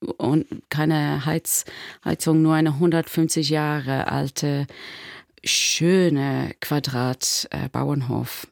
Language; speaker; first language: German; non-native, learner; English